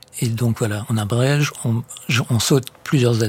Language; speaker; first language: French; native; French